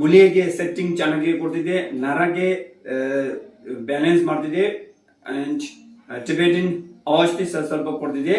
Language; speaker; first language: Kannada; non-native, learner; Tibetan